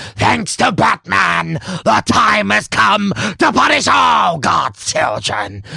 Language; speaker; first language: English; native; English